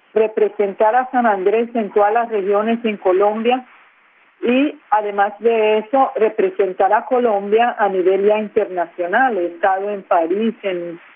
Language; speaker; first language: Spanish; non-native, local second language; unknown